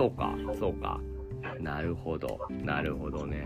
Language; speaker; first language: Japanese; non-native, learner; English